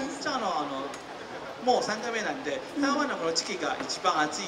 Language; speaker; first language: Japanese; non-native, fluent; Chinese